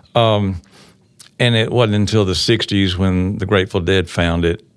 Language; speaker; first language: English; native; English